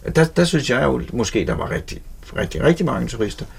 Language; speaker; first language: Danish; native; Danish